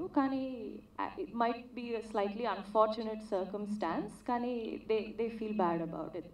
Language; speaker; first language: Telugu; non-native, learner; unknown